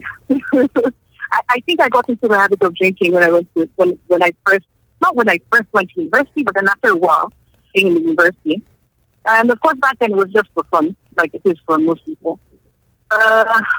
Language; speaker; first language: English; non-native, local second language; Yoruba